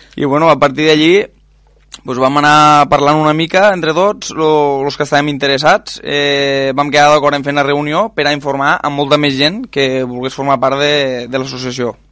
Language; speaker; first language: Catalan; native; Catalan